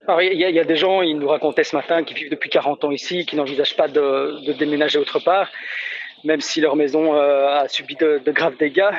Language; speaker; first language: French; native; French